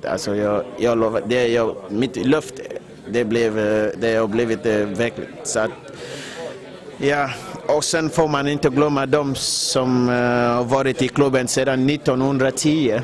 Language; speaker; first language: Swedish; non-native, fluent; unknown